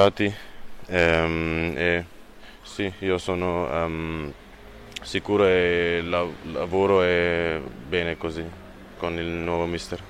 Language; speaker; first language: Italian; non-native, learner; German